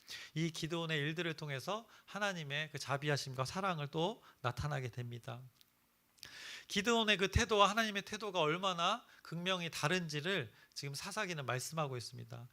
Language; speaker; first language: Korean; native; Korean